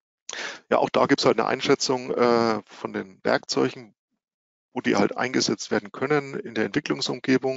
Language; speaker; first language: German; native; German